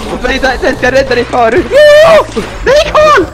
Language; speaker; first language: Swedish; native; Swedish